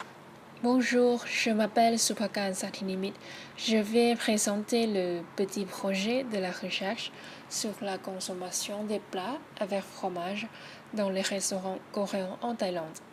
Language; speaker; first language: French; non-native, learner; Thai